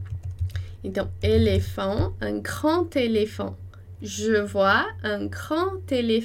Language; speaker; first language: French; non-native, fluent; Portuguese